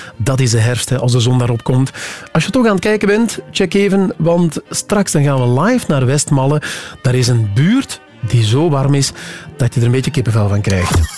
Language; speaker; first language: Dutch; native; Dutch